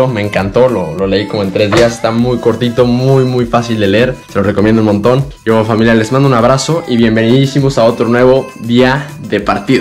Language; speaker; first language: Spanish; native; Spanish